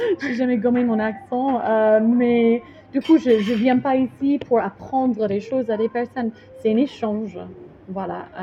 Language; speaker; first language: French; non-native, fluent; English